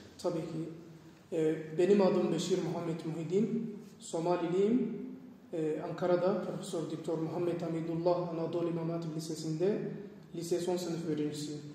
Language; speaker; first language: Turkish; non-native, fluent; Somali